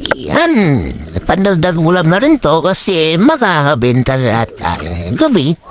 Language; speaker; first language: Filipino; native; Filipino